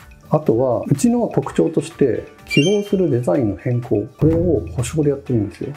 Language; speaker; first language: Japanese; native; Japanese